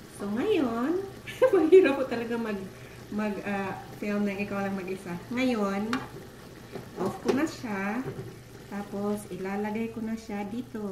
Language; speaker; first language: Filipino; non-native, local second language; Cebuano